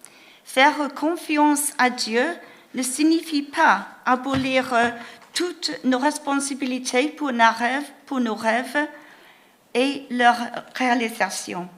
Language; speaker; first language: French; non-native, fluent; English